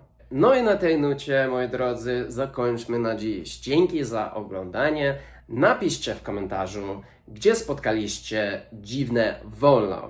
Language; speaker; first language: Polish; non-native, fluent; English